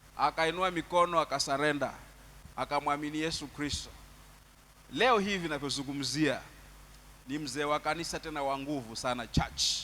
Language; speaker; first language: Swahili; non-native, local second language; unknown